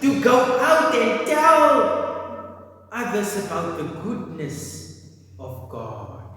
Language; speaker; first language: English; non-native, local second language; Afrikaans